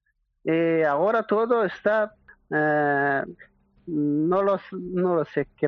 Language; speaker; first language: Spanish; non-native, learner; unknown